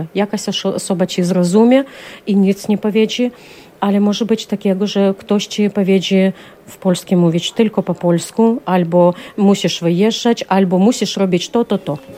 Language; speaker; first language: Polish; non-native, learner; Ukrainian